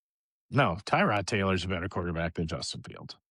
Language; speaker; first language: English; native; English